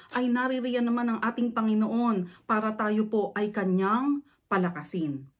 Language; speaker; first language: Filipino; native; Filipino